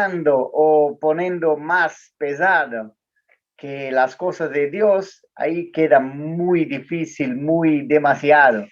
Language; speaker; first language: Spanish; non-native, learner; Portuguese